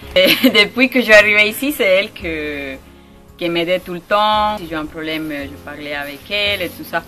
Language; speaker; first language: French; non-native, learner; Spanish